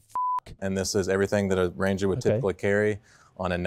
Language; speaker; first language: English; native; English